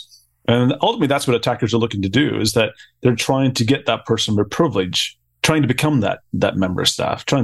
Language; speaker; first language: English; native; English